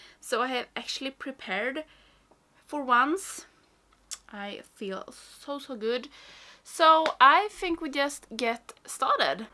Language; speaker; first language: English; non-native, fluent; Swedish